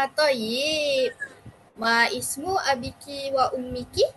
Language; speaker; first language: Arabic; non-native, learner; Malay